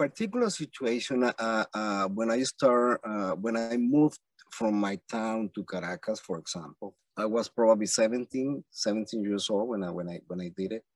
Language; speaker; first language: English; non-native, fluent; Spanish